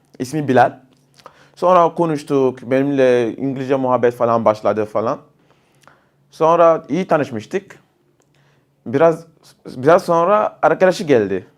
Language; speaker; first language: Turkish; non-native, fluent; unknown